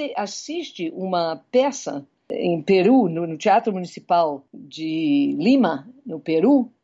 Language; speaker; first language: Portuguese; non-native, fluent; English